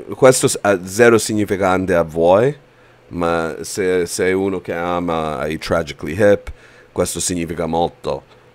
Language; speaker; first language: Italian; early bilingual, heritage; Italian